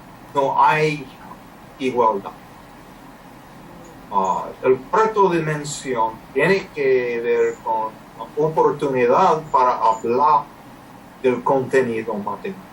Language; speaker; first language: Spanish; non-native, learner; English